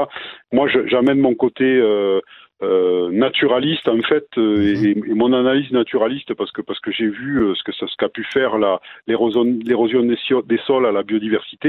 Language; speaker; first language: French; native; French